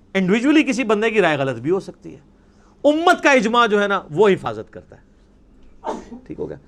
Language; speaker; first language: Urdu; non-native, local second language; Punjabi